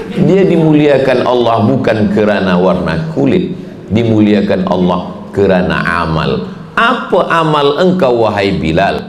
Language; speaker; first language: Malay; native; Malay